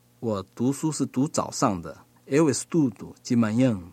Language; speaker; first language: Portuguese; non-native, learner; Chinese